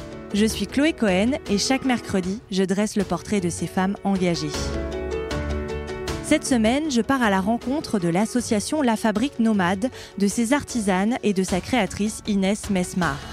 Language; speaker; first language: French; native; French